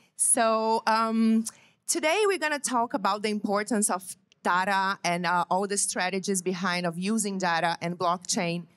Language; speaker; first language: English; non-native, fluent; Portuguese